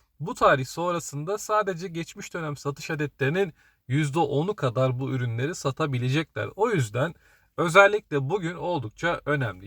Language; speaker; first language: Turkish; native; Turkish